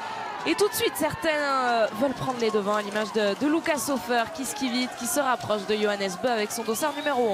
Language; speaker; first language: French; native; French